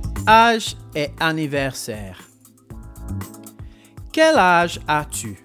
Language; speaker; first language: French; non-native, fluent; English